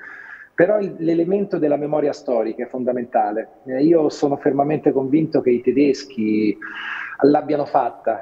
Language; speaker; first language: Italian; native; Italian